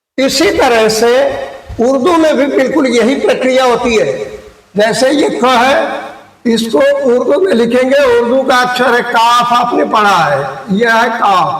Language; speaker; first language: Hindi; native; Hindi